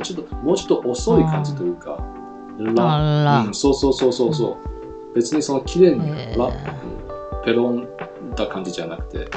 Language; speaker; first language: Japanese; non-native, fluent; Chinese